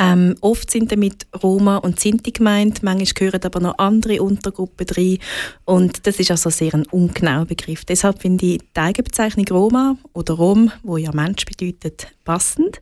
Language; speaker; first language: German; native; German